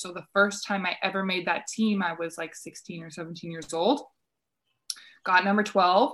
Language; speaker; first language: English; native; English